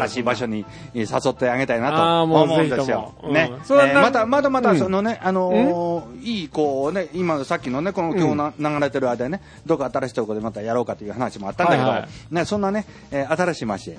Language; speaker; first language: Japanese; native; Japanese